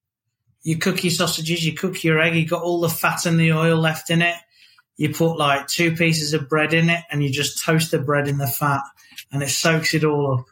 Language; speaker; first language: English; native; English